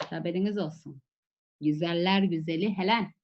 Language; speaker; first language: Turkish; native; Turkish